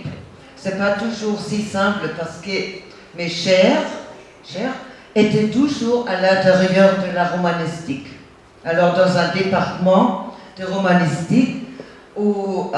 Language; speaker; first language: French; non-native, fluent; German